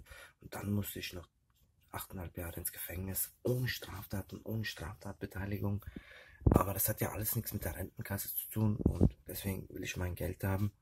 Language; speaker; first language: German; early bilingual, other home language; Turkish